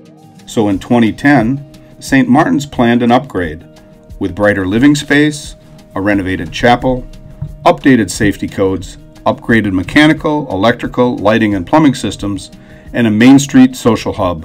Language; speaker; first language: English; native; English